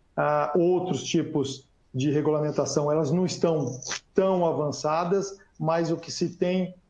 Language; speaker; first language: Portuguese; native; Portuguese